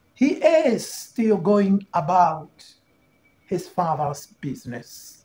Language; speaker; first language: English; non-native, local second language; Swahili